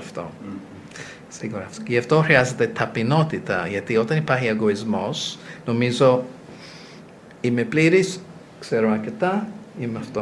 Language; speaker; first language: Greek; non-native, learner; English